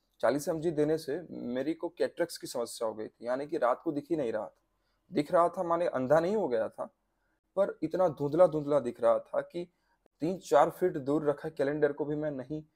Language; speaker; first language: Hindi; non-native, local second language; Gujarati